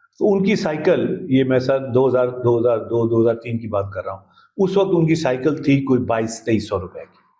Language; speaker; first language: Urdu; native; Urdu